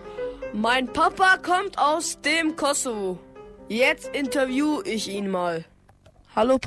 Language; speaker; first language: German; early bilingual, other home language; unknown